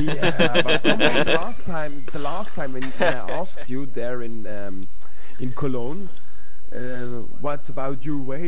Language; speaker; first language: English; non-native, fluent; German